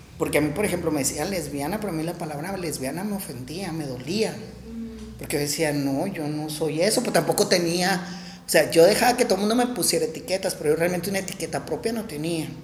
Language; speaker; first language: Spanish; native; Spanish